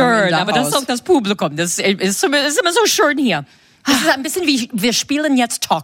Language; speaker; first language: German; non-native, fluent; English